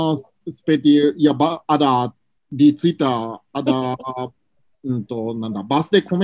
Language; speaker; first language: Indonesian; non-native, learner; Japanese